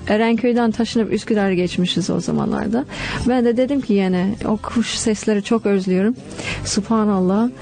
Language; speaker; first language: Turkish; non-native, fluent; English